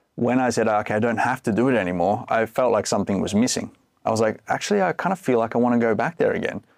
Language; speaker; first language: English; native; English